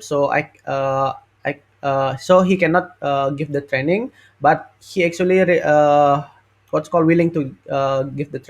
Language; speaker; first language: English; non-native, learner; Indonesian